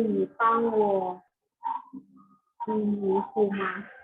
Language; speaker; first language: Chinese; non-native, learner; Indonesian